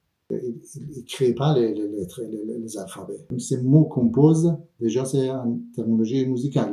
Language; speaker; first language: French; non-native, fluent; Persian